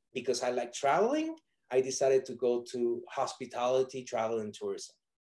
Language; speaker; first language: English; non-native, fluent; Spanish